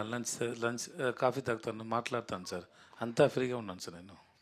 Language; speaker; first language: Telugu; non-native, learner; Tamil